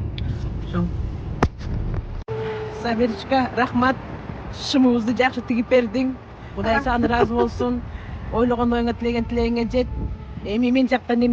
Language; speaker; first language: Kyrgyz; native; Kyrgyz